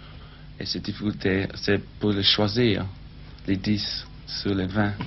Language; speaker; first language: French; non-native, learner; English